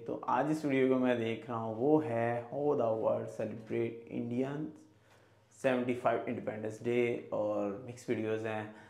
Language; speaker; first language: Urdu; native; Urdu